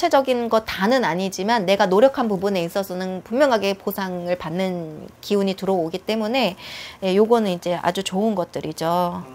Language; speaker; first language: Korean; native; Korean